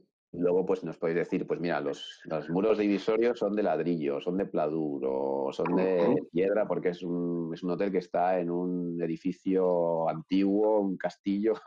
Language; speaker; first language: Spanish; native; Spanish